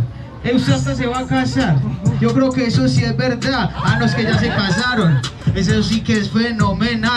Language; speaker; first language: Spanish; native; Spanish